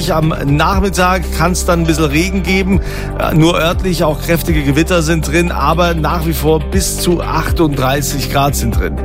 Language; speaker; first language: German; native; German